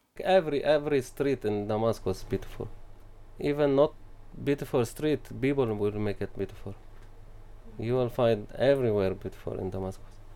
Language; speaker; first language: English; non-native, learner; Arabic